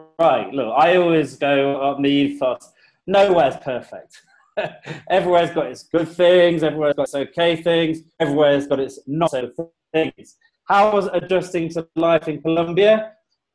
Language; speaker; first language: English; native; English